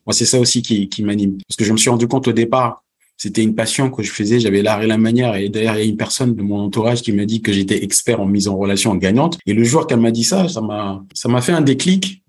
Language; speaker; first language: French; early bilingual, other home language; Fula